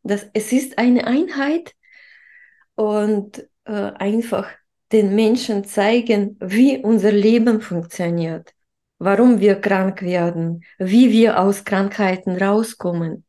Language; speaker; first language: German; non-native, fluent; Russian